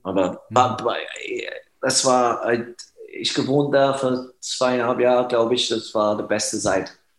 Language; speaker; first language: German; non-native, learner; English